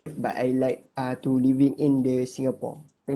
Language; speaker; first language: English; non-native, learner; Malay